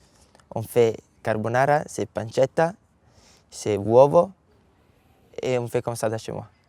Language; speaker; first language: French; non-native, learner; Italian